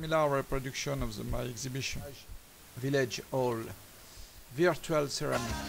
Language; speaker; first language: English; non-native, learner; French